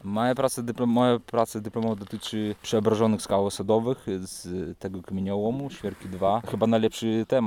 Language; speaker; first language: Polish; non-native, fluent; Russian